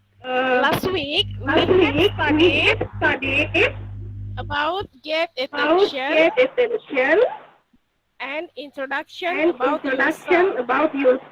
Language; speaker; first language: English; non-native, learner; Indonesian